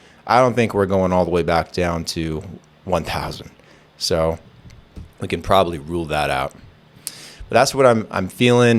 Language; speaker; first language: English; native; English